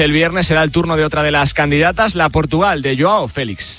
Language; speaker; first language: Spanish; native; Spanish